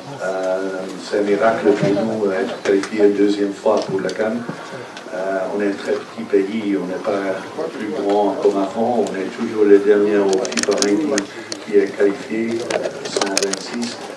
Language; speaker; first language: French; non-native, fluent; Dutch